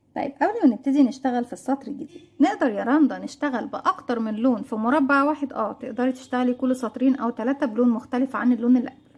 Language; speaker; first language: Arabic; native; Arabic